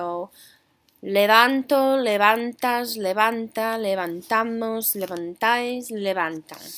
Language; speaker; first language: Spanish; non-native, fluent; English